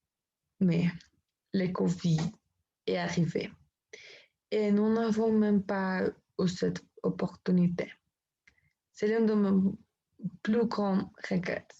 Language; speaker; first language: French; non-native, learner; Spanish